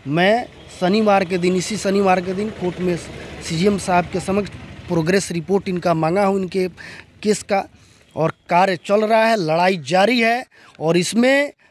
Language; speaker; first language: Hindi; native; Hindi